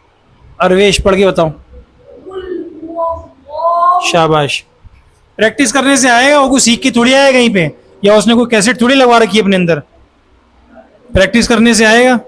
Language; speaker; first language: Hindi; native; Hindi